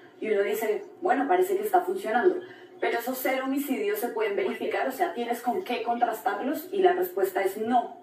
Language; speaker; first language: Spanish; native; Spanish